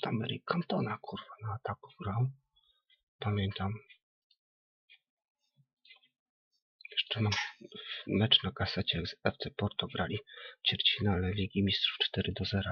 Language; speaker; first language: Polish; native; Polish